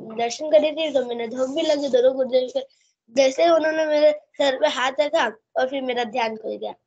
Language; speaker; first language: Hindi; native; Hindi